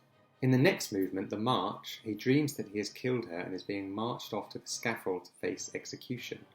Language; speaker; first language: English; native; English